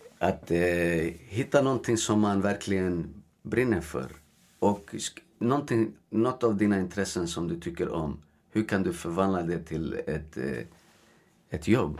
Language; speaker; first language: Swedish; early bilingual, other home language; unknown